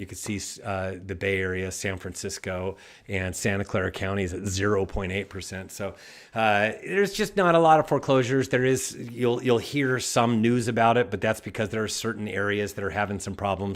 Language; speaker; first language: English; native; English